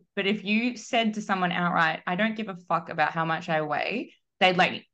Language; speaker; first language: English; native; English